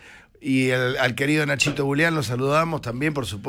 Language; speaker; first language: Spanish; native; Spanish